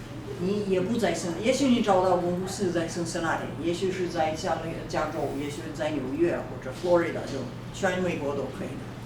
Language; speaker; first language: Chinese; non-native, fluent; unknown